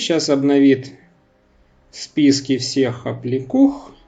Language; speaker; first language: Russian; native; Russian